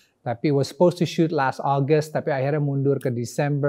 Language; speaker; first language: English; early bilingual, other home language; Indonesian